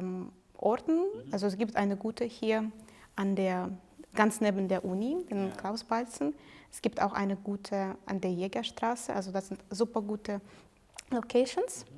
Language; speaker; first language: German; non-native, fluent; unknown